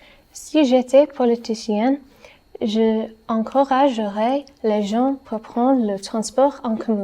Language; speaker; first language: French; non-native, learner; English